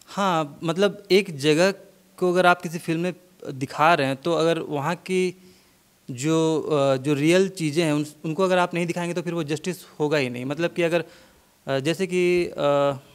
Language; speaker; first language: Hindi; native; Hindi